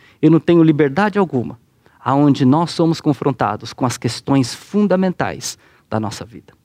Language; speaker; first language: Portuguese; native; Portuguese